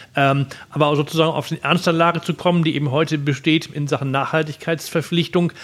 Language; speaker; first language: German; native; German